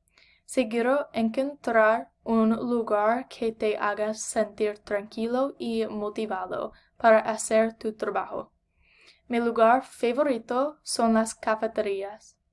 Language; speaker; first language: Spanish; non-native, learner; English